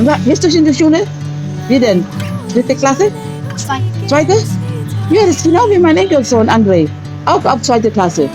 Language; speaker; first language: German; non-native, learner; Filipino